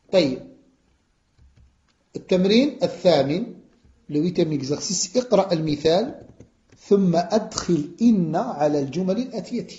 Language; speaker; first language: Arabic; non-native, fluent; French